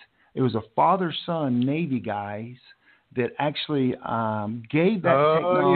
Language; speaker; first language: English; native; English